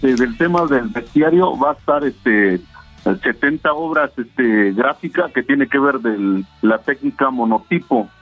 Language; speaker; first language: Spanish; non-native, local second language; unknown